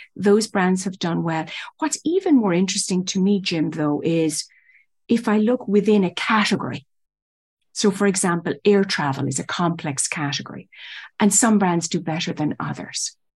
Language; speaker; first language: English; native; English